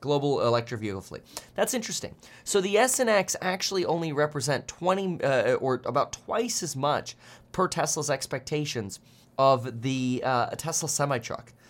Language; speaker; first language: English; native; English